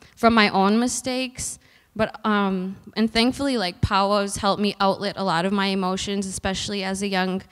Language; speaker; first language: English; native; English